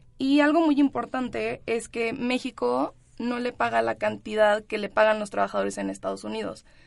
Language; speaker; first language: Spanish; native; Spanish